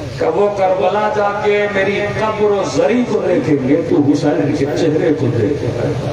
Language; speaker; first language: Urdu; non-native, local second language; Sindhi